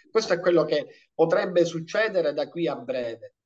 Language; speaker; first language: Italian; native; Italian